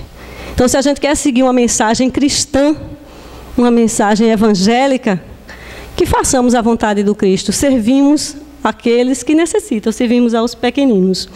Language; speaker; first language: Portuguese; native; Portuguese